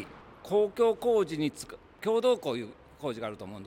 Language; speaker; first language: Japanese; native; Japanese